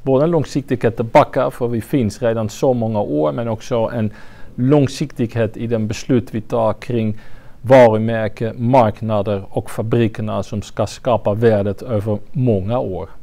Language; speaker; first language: Swedish; non-native, fluent; French